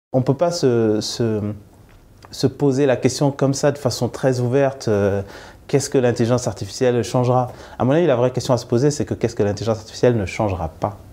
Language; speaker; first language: French; non-native, local second language; Wolof